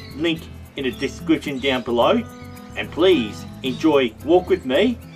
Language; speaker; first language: English; native; English